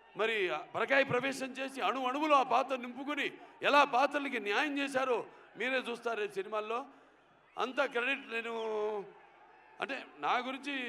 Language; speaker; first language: Telugu; native; Telugu